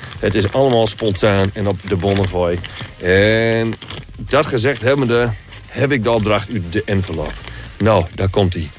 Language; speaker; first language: Dutch; native; Dutch